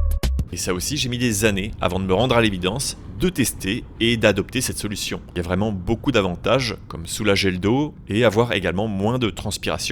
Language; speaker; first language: French; native; French